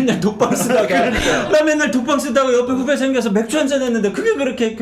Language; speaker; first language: Korean; native; Korean